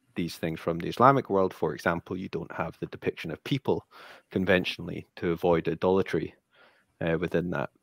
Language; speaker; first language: English; native; English